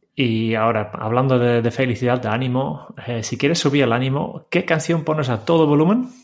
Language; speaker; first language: Spanish; non-native, fluent; Dutch